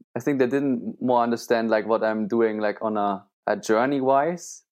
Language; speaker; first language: English; non-native, fluent; German